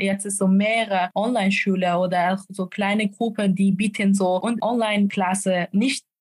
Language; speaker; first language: German; non-native, fluent; Persian